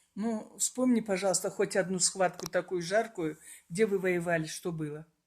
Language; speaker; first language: Russian; non-native, local second language; Karachay-Balkar